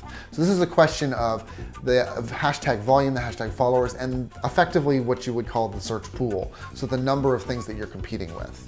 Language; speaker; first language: English; native; English